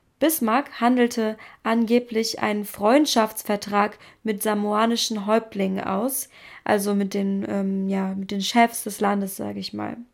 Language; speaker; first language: German; native; German